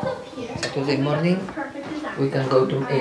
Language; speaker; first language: English; non-native, fluent; Spanish